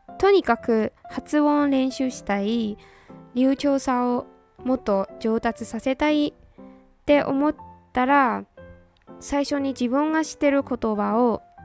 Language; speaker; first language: Japanese; non-native, fluent; Burmese